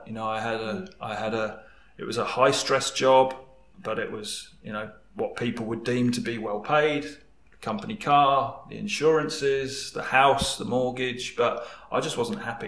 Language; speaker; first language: English; native; English